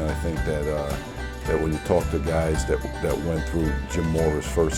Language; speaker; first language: English; native; English